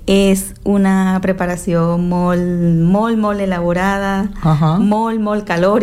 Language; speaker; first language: Catalan; non-native, local second language; Spanish